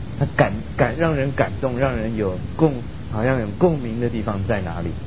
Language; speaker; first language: Chinese; early bilingual, other home language; Min Nan Chinese